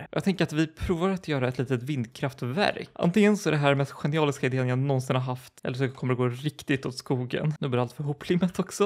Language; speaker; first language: Swedish; native; Swedish